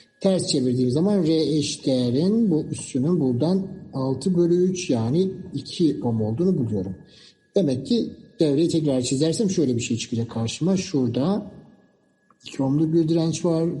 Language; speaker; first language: Turkish; native; Turkish